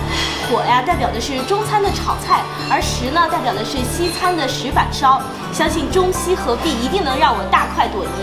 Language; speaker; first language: Chinese; native; Chinese